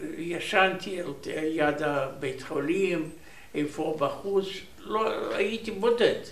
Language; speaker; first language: Hebrew; non-native, learner; Romanian